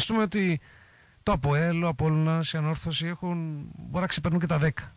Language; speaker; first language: Greek; native; Greek